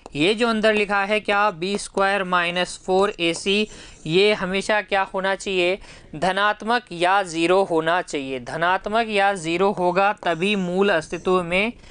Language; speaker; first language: Hindi; native; Hindi